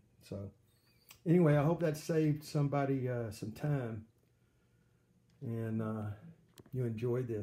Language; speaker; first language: English; native; English